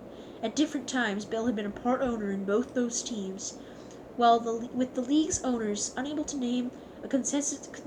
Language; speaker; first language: English; native; English